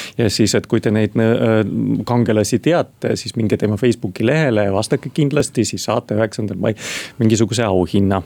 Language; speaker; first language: Estonian; non-native, local second language; Russian